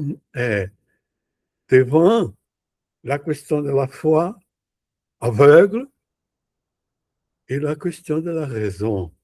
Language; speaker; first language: French; non-native, learner; Portuguese